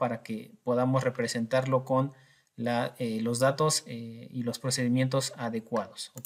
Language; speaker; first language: Spanish; native; Spanish